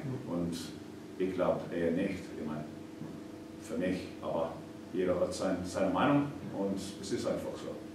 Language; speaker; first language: German; non-native, fluent; English